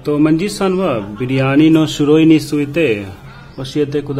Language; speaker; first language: Japanese; non-native, learner; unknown